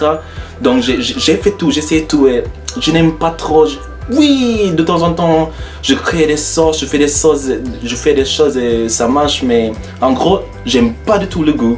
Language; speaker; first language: French; non-native, learner; English